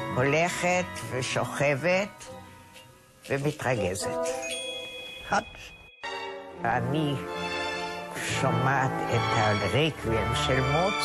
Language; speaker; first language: Hebrew; non-native, fluent; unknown